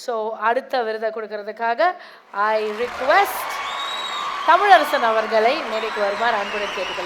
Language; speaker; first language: Tamil; native; Tamil